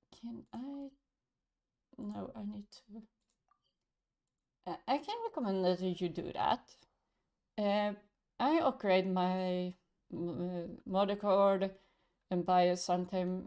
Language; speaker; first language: English; non-native, learner; Swedish